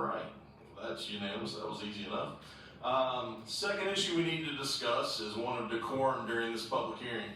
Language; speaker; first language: English; native; English